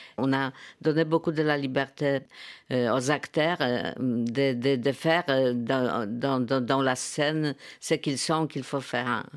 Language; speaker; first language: French; non-native, fluent; Polish